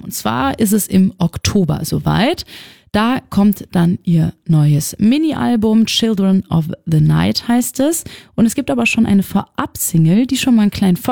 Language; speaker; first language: German; native; German